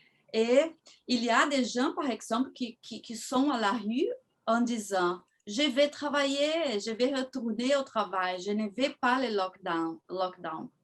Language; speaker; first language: French; non-native, fluent; Portuguese